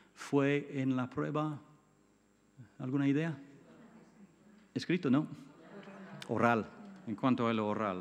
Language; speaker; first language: Spanish; non-native, fluent; English